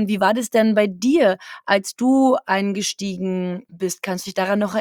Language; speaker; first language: German; native; German